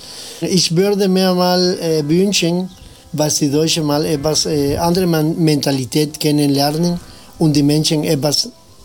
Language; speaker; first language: German; non-native, fluent; Spanish